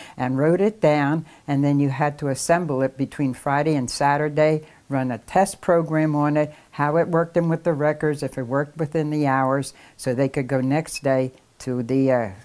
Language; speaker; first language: English; native; English